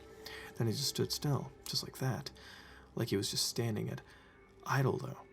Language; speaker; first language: English; native; English